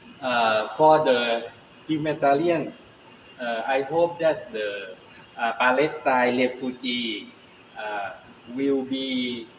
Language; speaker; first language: English; non-native, learner; Thai